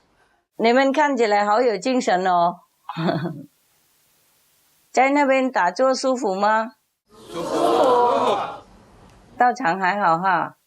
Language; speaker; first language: Chinese; non-native, fluent; Vietnamese